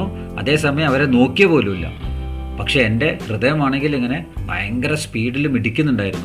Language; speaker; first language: Malayalam; native; Malayalam